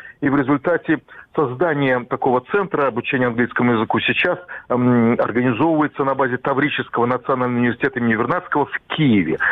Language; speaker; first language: Russian; native; Russian